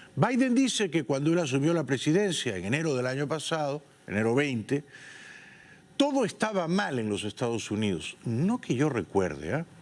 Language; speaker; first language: Spanish; native; Spanish